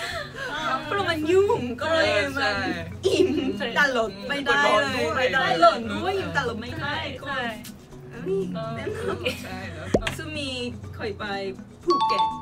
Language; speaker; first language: Thai; non-native, learner; Korean